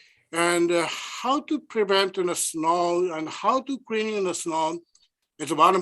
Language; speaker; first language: English; non-native, learner; Japanese